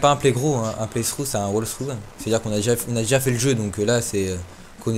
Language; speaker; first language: French; native; French